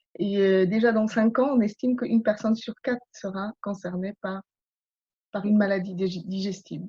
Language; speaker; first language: French; non-native, fluent; Polish